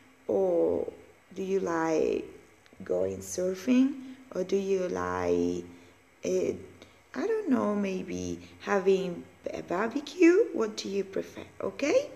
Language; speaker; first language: English; non-native, learner; Spanish